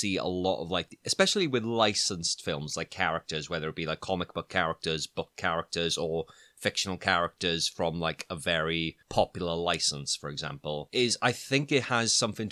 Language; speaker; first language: English; native; English